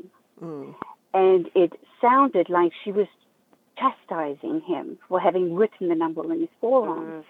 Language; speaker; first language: English; native; English